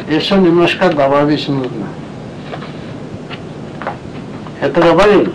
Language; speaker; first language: Russian; non-native, learner; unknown